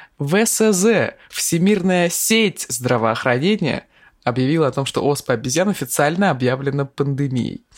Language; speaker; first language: Russian; native; Russian